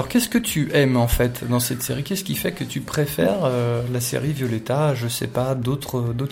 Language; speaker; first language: French; native; French